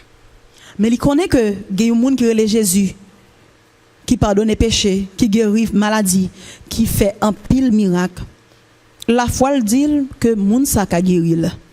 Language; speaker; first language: French; non-native, local second language; Haitian Creole